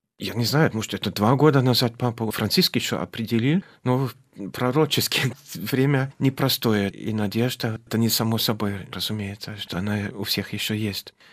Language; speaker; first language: Russian; non-native, fluent; German